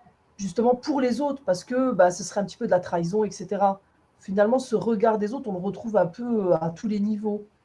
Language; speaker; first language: French; native; French